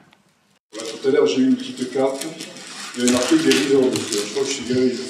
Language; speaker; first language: French; native; French